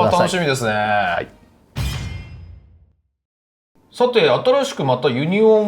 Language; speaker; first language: Japanese; native; Japanese